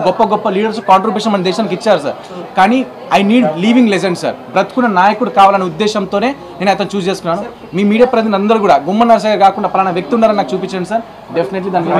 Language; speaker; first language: Telugu; native; Telugu